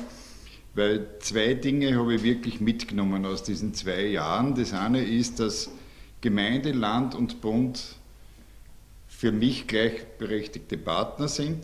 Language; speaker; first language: German; native; German